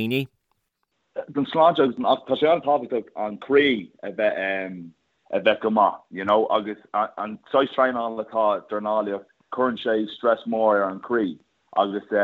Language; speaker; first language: Irish; non-native, local second language; English